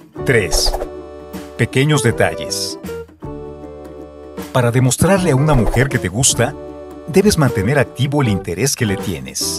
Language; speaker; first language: Spanish; native; Spanish